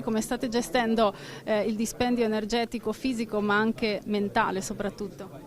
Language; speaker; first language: Italian; native; Italian